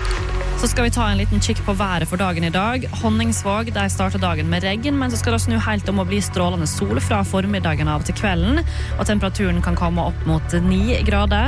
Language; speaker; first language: Norwegian; native; Norwegian